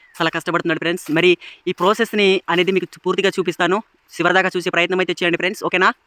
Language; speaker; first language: Telugu; non-native, local second language; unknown